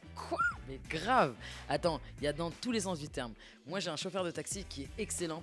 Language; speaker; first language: French; native; French